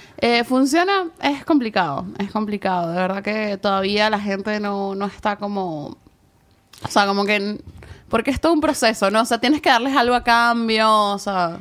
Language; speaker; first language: Spanish; native; Spanish